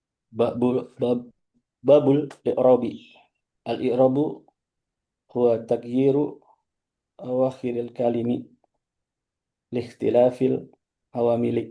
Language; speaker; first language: Arabic; non-native, learner; Indonesian